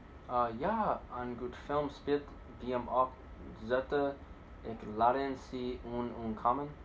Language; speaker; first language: German; non-native, learner; English